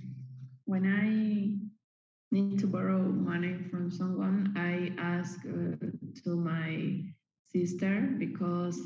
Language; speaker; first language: English; non-native, learner; Spanish